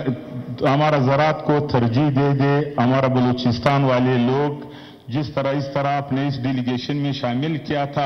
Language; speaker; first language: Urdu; non-native, local second language; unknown